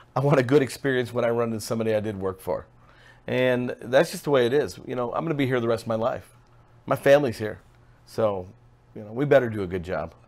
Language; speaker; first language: English; native; English